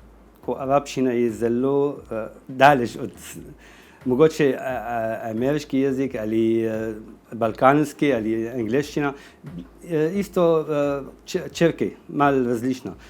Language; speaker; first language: Slovenian; non-native, learner; Arabic